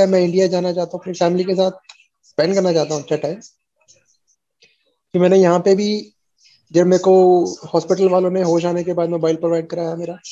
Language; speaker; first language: Hindi; native; Hindi